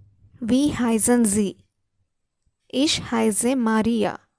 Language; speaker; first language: German; non-native, fluent; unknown